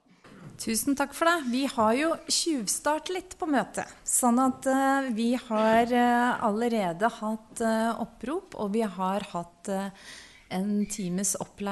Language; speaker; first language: Norwegian; native; Norwegian